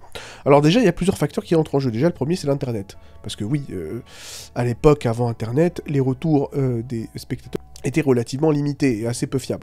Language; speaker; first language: French; native; French